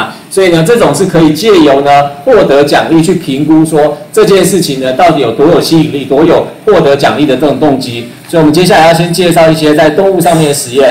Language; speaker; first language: Chinese; native; Chinese